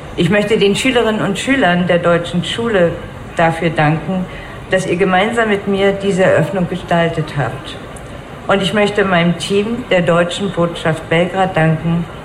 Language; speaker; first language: German; native; German